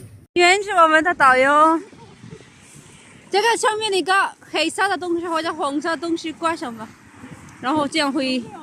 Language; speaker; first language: Chinese; non-native, fluent; Urdu